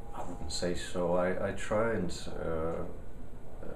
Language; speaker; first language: English; early bilingual, other home language; Ukrainian